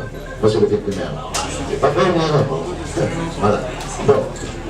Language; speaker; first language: French; non-native, fluent; Chinese